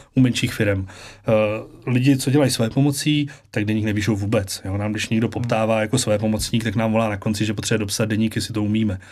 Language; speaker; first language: Czech; native; Czech